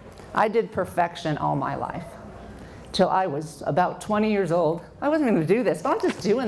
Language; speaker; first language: English; native; English